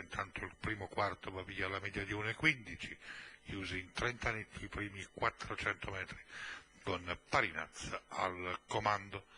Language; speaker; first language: Italian; native; Italian